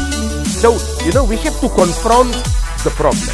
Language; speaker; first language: English; non-native, fluent; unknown